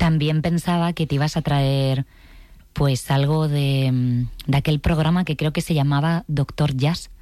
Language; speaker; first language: Spanish; native; Spanish